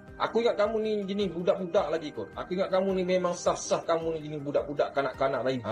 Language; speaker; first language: Malay; native; Malay